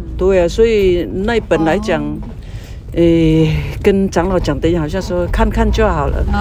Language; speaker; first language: Chinese; non-native, local second language; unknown